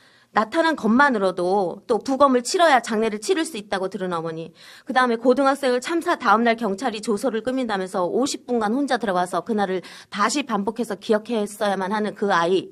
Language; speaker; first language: Korean; native; Korean